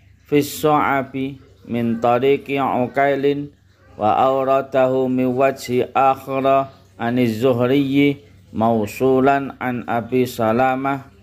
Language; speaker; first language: Arabic; non-native, fluent; Indonesian